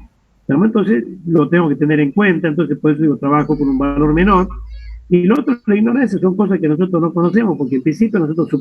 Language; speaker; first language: Spanish; native; Spanish